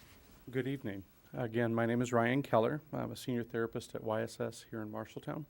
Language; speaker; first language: English; native; English